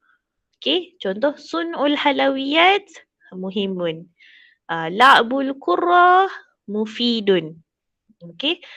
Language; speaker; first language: Arabic; non-native, fluent; Malay